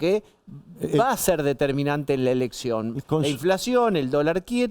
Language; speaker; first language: Spanish; native; Spanish